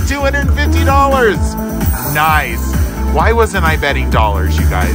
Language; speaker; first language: English; native; English